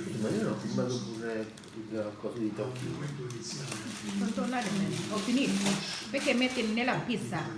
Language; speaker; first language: Italian; non-native, learner; Thai